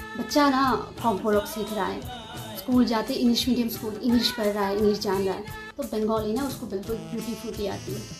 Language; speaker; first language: Hindi; non-native, local second language; Kok Borok